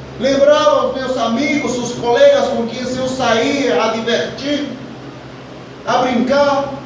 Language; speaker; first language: Portuguese; non-native, fluent; Spanish